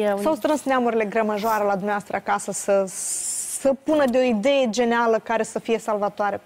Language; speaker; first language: Romanian; native; Romanian